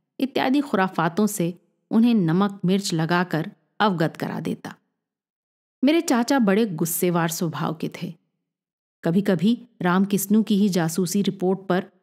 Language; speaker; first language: Hindi; native; Hindi